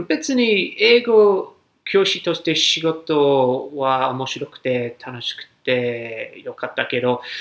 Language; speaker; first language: Japanese; non-native, fluent; English